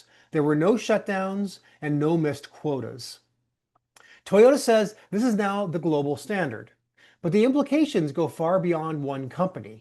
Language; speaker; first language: English; native; English